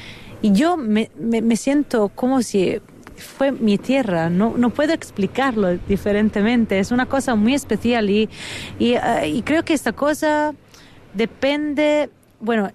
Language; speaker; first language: Spanish; non-native, fluent; Italian